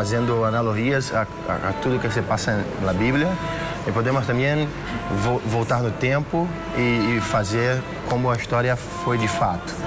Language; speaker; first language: Spanish; non-native, fluent; Portuguese